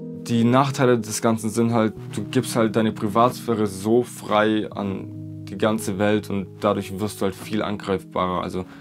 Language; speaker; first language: German; native; German